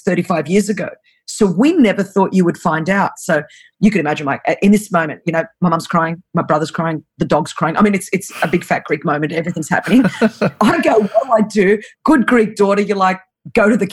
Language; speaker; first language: English; non-native, local second language; Greek